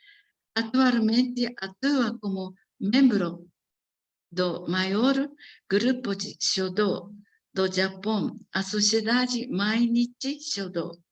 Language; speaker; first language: Portuguese; non-native, learner; Japanese